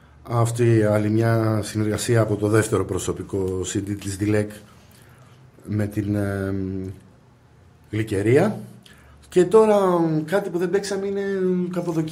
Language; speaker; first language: Greek; native; Greek